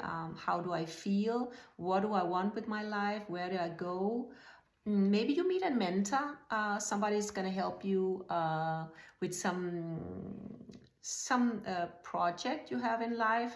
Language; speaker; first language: English; non-native, fluent; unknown